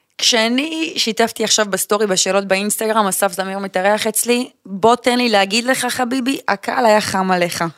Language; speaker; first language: Hebrew; native; Hebrew